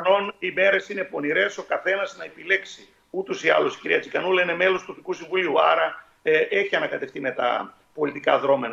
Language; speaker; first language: Greek; native; Greek